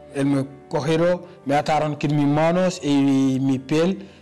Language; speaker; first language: Spanish; non-native, learner; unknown